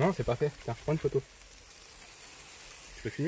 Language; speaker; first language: French; native; French